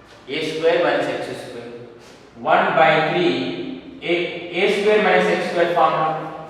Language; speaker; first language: English; non-native, local second language; Kannada